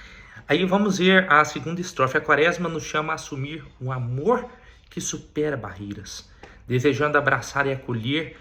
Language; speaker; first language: Portuguese; native; Portuguese